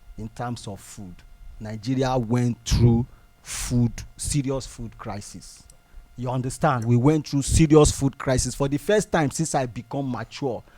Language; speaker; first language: Nigerian Pidgin; non-native, local second language; Bini